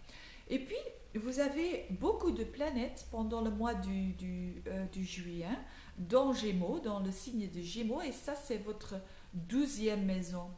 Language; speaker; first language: French; non-native, local second language; Dutch